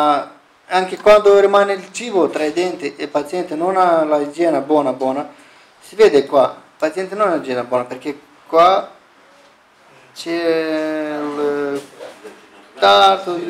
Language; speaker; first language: Italian; non-native, learner; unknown